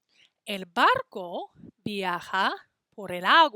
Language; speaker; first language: Spanish; non-native, fluent; English